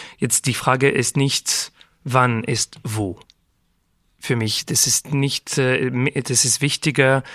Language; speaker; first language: German; non-native, learner; French